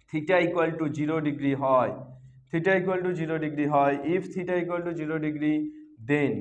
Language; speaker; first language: Hindi; non-native, local second language; Bangla